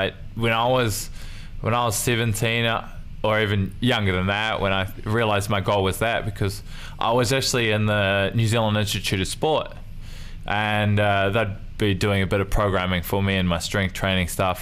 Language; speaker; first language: English; native; English